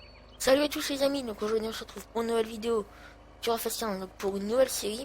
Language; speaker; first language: French; native; French